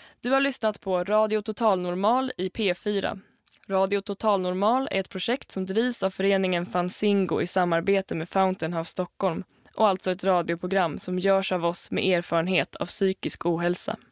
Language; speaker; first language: Swedish; native; Swedish